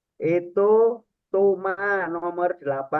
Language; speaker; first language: Sundanese; non-native, learner; Indonesian